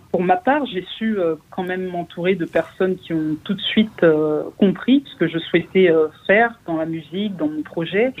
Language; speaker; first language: French; native; French